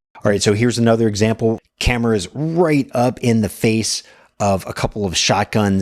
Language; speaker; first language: English; native; English